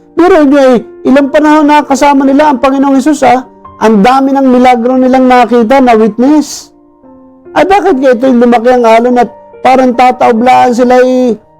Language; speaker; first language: Filipino; native; Filipino